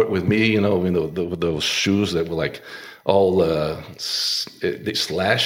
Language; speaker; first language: English; non-native, fluent; Portuguese